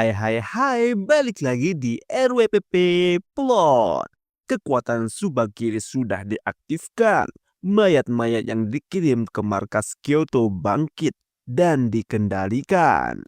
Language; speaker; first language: Indonesian; native; Indonesian